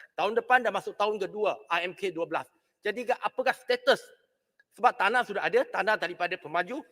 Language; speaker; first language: Malay; non-native, local second language; Chinese